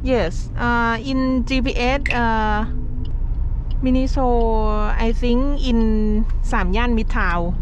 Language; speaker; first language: English; non-native, learner; Thai